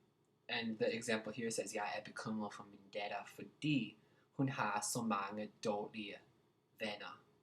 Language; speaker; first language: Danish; non-native, learner; English